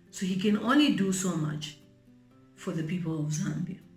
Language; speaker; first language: English; non-native, local second language; Bemba